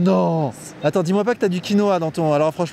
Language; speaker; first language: French; native; French